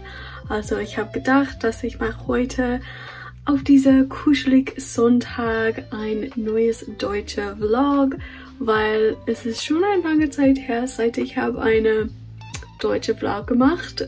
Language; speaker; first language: German; non-native, fluent; English